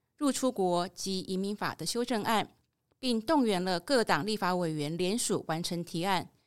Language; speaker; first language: Chinese; native; Chinese